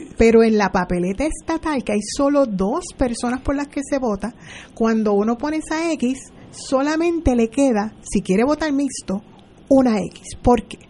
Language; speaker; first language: Spanish; native; Spanish